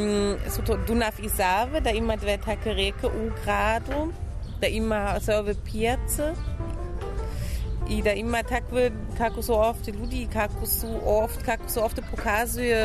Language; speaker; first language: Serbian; non-native, learner; German